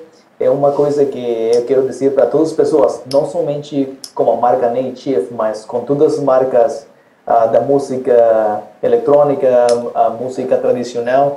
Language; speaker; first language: Portuguese; non-native, fluent; Spanish